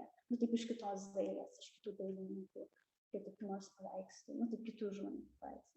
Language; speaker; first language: Lithuanian; early bilingual, heritage; Russian